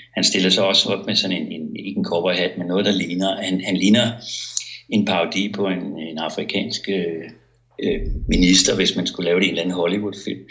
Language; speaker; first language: Danish; native; Danish